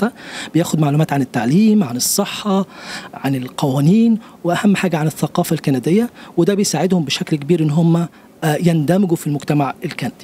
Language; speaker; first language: Arabic; native; Arabic